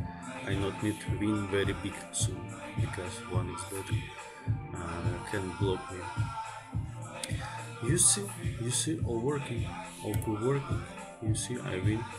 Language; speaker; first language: English; non-native, learner; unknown